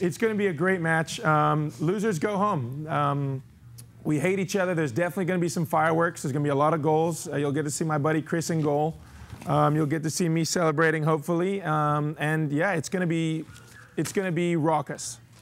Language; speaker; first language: English; early bilingual, other home language; Spanish